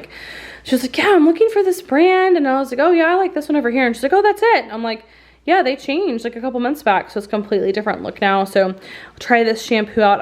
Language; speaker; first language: English; native; English